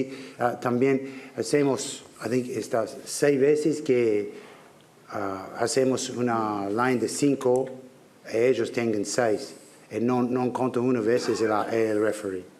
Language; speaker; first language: Spanish; non-native, learner; English